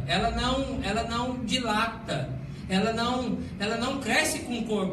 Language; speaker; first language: Portuguese; native; Portuguese